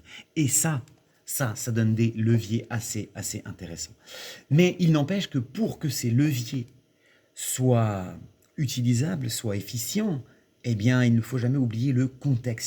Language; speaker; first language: French; native; French